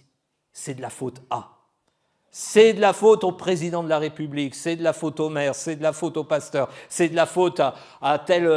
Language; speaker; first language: French; native; French